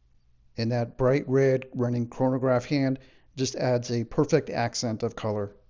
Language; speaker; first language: English; native; English